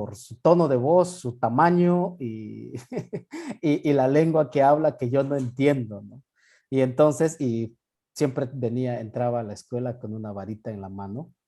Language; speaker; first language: Spanish; non-native, local second language; Yucateco